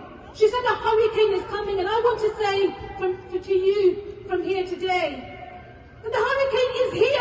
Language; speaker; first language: English; native; English